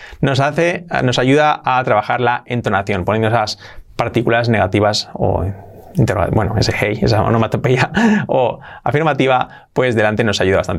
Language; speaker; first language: Spanish; native; Spanish